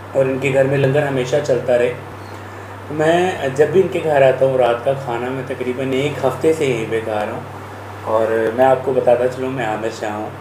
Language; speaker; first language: Urdu; non-native, local second language; Punjabi